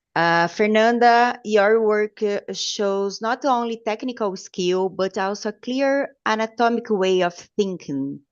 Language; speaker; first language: English; non-native, fluent; Portuguese